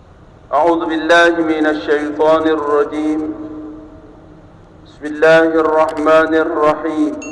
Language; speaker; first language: Arabic; non-native, fluent; Sasak